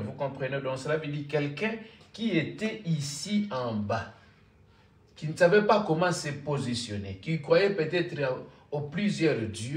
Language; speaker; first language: French; non-native, local second language; Lingala